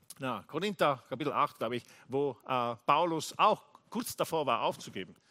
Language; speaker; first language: German; non-native, fluent; English